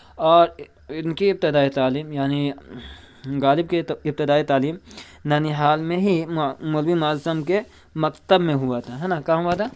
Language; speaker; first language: Urdu; native; Urdu